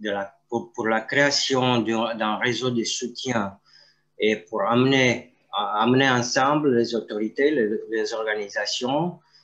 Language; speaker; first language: French; non-native, fluent; Romanian